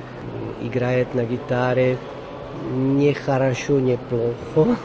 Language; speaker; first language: Russian; non-native, fluent; Czech